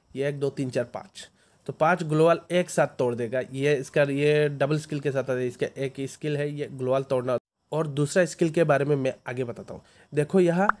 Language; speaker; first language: Hindi; native; Hindi